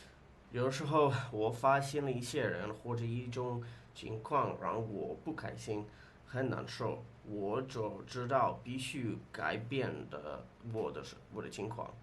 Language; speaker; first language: Chinese; non-native, learner; English